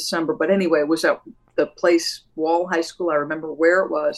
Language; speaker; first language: English; native; English